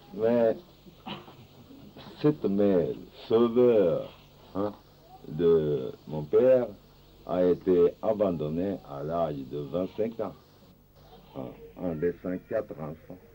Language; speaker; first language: French; non-native, fluent; Japanese